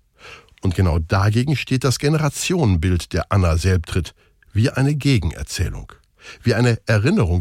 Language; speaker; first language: German; native; German